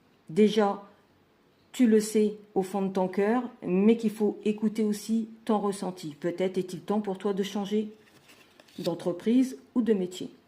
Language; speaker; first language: French; native; French